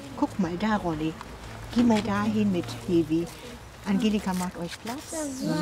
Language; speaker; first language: German; native; German